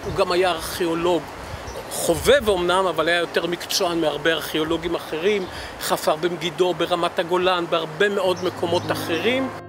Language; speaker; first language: Hebrew; native; Hebrew